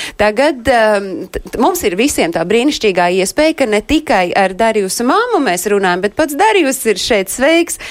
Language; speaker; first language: Latvian; native; Latvian